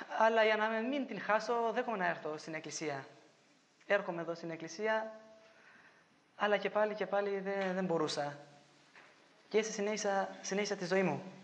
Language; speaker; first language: Greek; non-native, fluent; Albanian